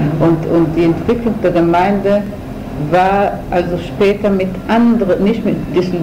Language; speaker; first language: German; non-native, fluent; Hebrew